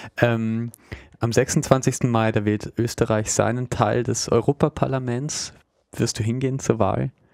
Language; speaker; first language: German; native; German